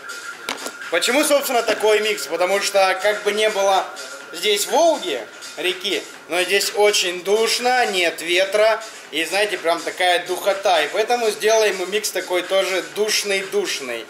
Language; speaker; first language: Russian; native; Russian